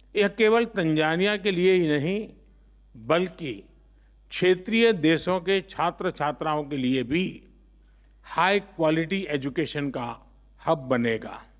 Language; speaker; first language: Hindi; non-native, local second language; Gujarati